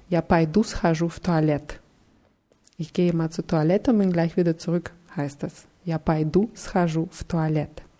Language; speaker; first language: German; non-native, fluent; Russian